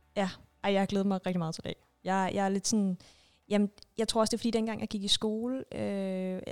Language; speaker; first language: Danish; non-native, fluent; Russian